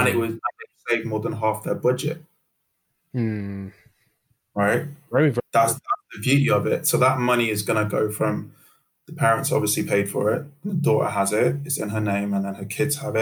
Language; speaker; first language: English; native; English